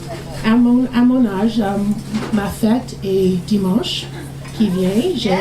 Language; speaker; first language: French; non-native, learner; English